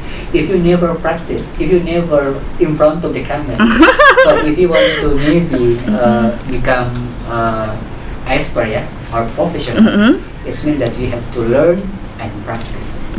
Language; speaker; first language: English; non-native, learner; Indonesian